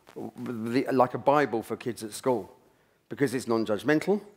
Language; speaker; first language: English; native; English